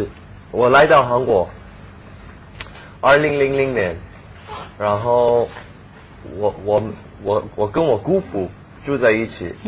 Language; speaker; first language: Chinese; non-native, learner; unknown